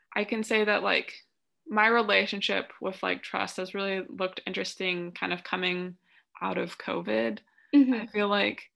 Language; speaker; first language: English; native; English